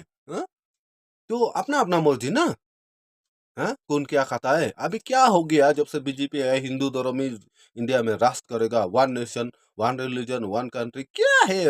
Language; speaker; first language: Hindi; non-native, local second language; Khasi